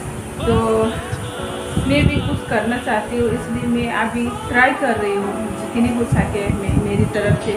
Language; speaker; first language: Hindi; non-native, local second language; Bangla